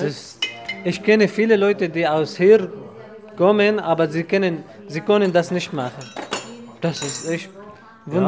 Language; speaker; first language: German; non-native, learner; Arabic